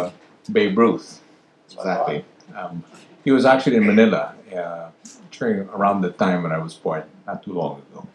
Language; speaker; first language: English; non-native, local second language; Filipino